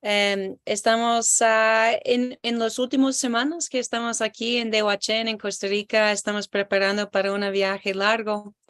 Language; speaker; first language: Spanish; non-native, learner; English